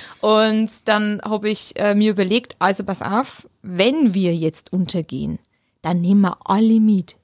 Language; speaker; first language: German; native; German